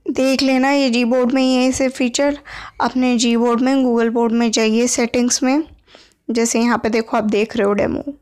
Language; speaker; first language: Hindi; native; Hindi